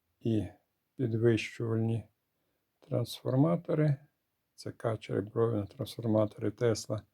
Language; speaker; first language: Ukrainian; native; Ukrainian